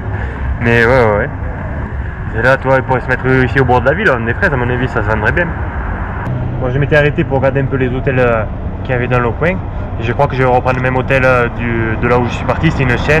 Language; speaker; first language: French; native; French